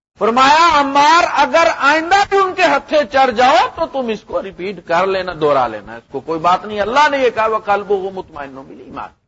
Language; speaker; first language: Urdu; non-native, local second language; Punjabi